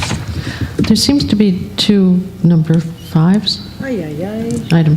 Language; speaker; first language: English; native; English